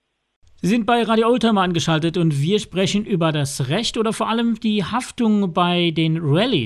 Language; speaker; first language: German; native; German